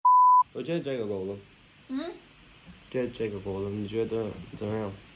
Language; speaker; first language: Chinese; non-native, learner; Turkmen